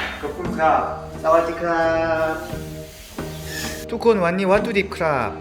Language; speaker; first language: Thai; non-native, learner; Korean